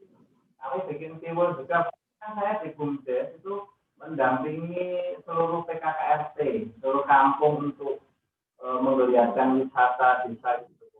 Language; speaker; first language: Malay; non-native, local second language; Javanese